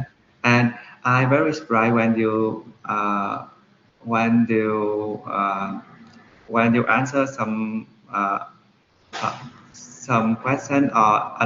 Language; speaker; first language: English; non-native, learner; Vietnamese